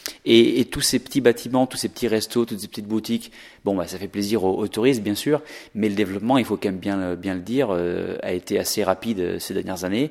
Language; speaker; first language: French; native; French